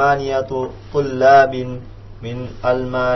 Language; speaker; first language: Arabic; non-native, learner; Indonesian